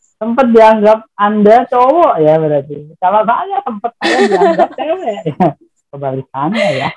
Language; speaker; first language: Indonesian; non-native, local second language; Javanese